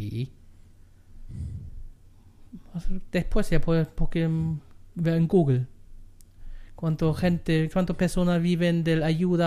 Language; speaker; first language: Spanish; non-native, learner; German